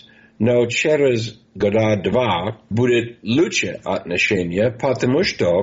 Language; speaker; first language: Russian; non-native, fluent; English